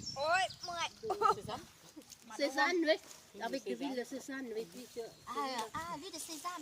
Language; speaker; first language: French; non-native, learner; Thai